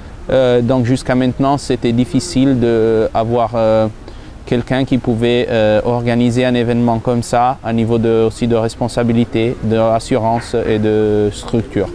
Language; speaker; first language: French; non-native, fluent; Italian